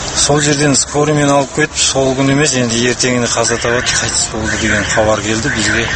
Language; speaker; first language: Kazakh; early bilingual, heritage; Kazakh